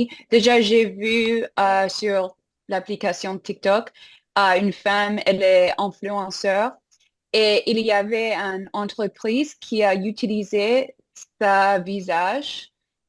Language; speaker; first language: French; non-native, fluent; English